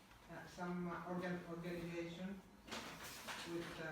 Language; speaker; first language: English; non-native, learner; Greek